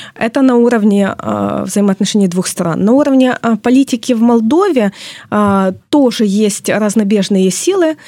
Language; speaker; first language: Russian; non-native, local second language; Ukrainian